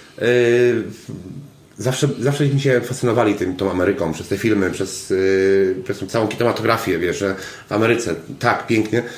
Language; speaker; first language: Polish; native; Polish